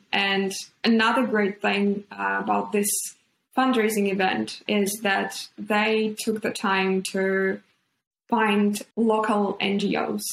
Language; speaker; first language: English; non-native, fluent; Ukrainian